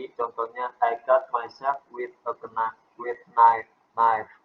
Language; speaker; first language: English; non-native, fluent; Indonesian